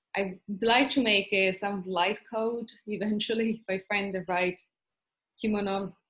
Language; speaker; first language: English; non-native, fluent; Italian